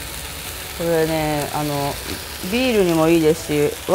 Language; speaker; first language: Japanese; native; Japanese